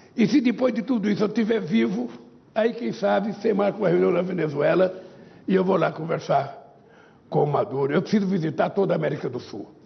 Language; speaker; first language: Portuguese; native; Portuguese